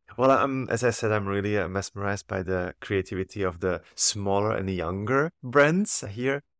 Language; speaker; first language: English; non-native, fluent; Slovak